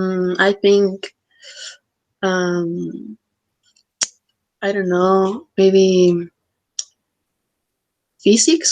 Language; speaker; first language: English; non-native, learner; Spanish